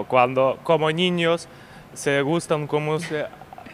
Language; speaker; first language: Spanish; non-native, learner; Ukrainian